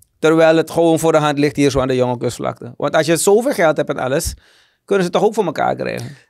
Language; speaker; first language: Dutch; native; Dutch